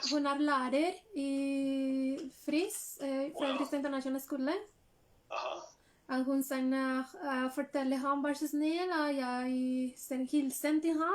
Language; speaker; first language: Norwegian; non-native, learner; Spanish